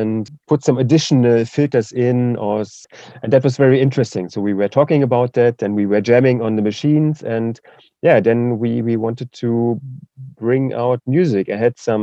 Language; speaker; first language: English; non-native, fluent; German